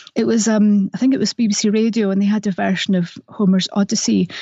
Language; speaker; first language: English; native; English